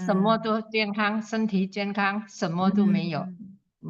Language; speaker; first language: Chinese; non-native, learner; Indonesian